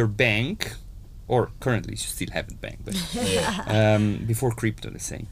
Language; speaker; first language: English; non-native, fluent; Italian